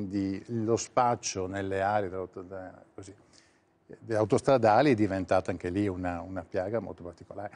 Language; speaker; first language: Italian; native; Italian